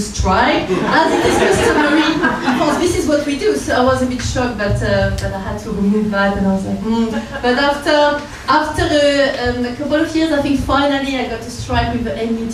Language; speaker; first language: English; non-native, fluent; French